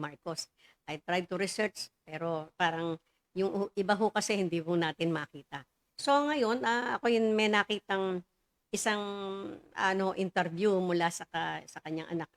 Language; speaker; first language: Filipino; native; Filipino